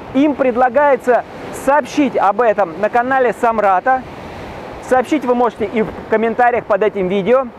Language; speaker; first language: Russian; native; Russian